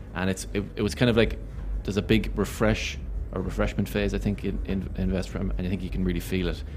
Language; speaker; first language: English; native; English